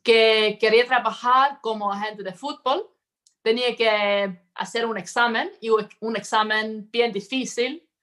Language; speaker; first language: Spanish; non-native, fluent; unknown